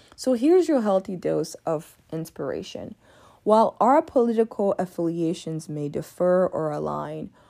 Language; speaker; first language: English; early bilingual, other home language; French